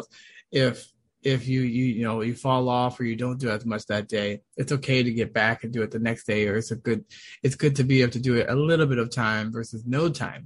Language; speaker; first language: English; native; English